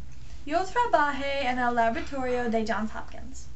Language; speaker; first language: Spanish; non-native, learner; English